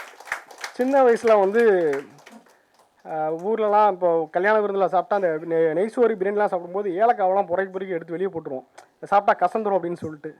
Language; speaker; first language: Tamil; native; Tamil